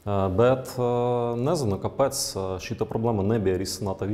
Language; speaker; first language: Latvian; non-native, local second language; Russian